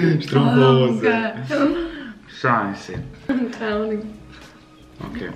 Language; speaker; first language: German; non-native, local second language; Albanian